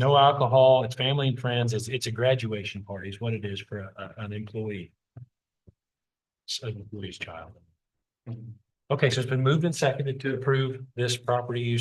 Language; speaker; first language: English; native; English